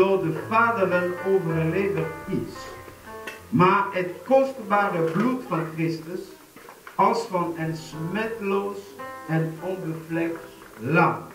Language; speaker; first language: Dutch; non-native, fluent; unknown